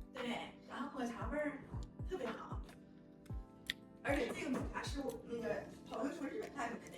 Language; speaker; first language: Chinese; native; Chinese